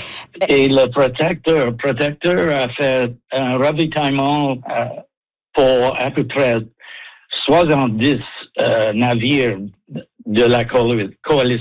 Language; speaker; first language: French; non-native, learner; English